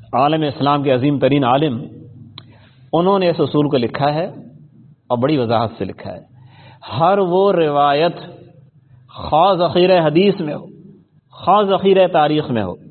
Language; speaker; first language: Urdu; non-native, local second language; Punjabi